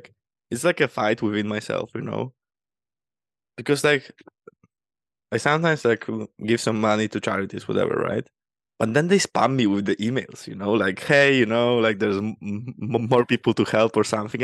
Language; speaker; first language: English; non-native, fluent; Polish